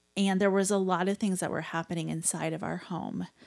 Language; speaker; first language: English; native; English